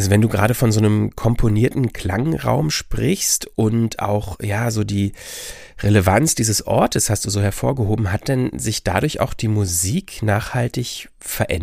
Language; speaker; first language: German; native; German